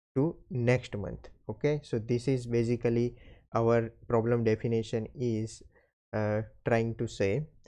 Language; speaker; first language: English; non-native, local second language; Gujarati